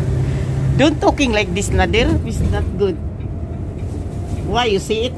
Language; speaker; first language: English; non-native, learner; Cebuano